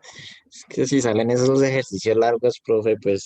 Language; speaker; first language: Spanish; native; Spanish